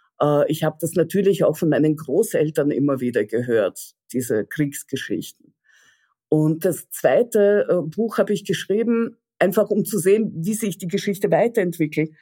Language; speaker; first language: German; early bilingual, other home language; Russian